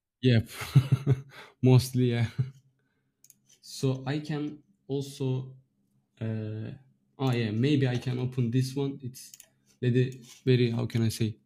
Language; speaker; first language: English; non-native, fluent; Turkish